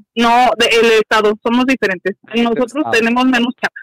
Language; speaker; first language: Spanish; native; Spanish